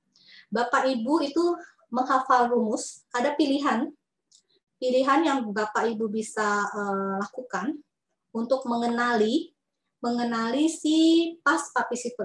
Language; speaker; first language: Indonesian; native; Indonesian